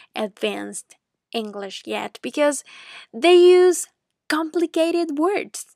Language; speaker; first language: English; non-native, fluent; Spanish